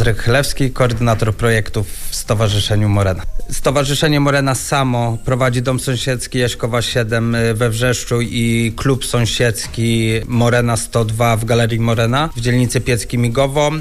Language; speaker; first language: Polish; native; Polish